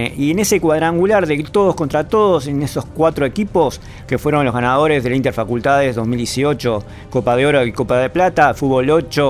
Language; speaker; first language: Spanish; native; Spanish